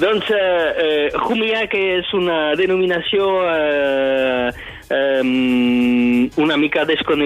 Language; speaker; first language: Catalan; non-native, fluent; French